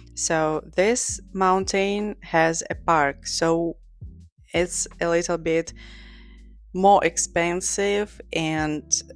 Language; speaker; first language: English; non-native, fluent; Georgian